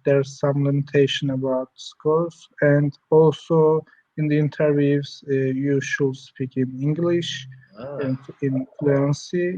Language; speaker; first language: English; non-native, learner; Turkish